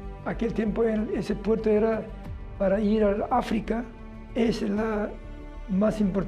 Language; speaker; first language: Spanish; non-native, learner; Korean